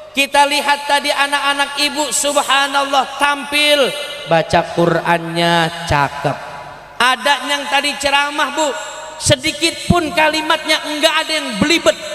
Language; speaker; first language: Indonesian; native; Indonesian